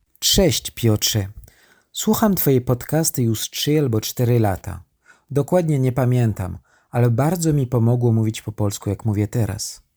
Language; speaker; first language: Polish; non-native, learner; French